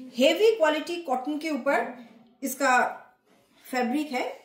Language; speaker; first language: Hindi; non-native, local second language; Bangla